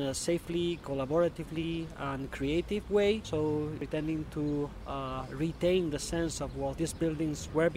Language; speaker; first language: English; non-native, fluent; Spanish